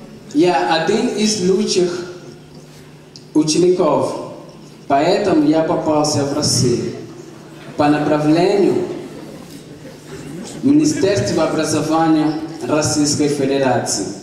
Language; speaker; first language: Russian; non-native, learner; Portuguese